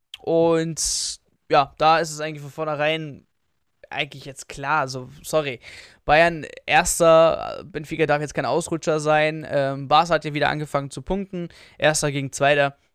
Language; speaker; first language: German; early bilingual, other home language; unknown